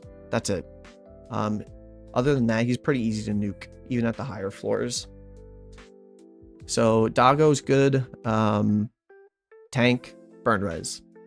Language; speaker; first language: English; native; English